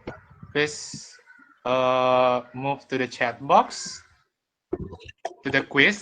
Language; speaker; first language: English; non-native, fluent; Indonesian